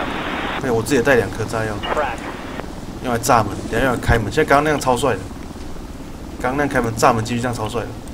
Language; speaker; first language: Chinese; native; Chinese